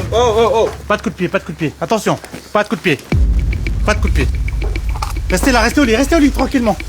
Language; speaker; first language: French; native; French